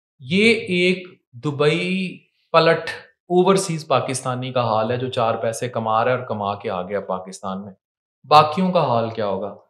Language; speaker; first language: Urdu; non-native, local second language; Punjabi